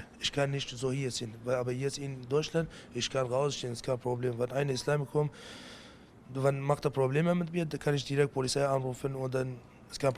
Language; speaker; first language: German; non-native, learner; Kurdish